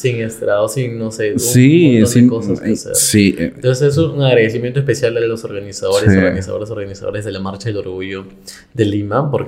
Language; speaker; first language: Spanish; native; Spanish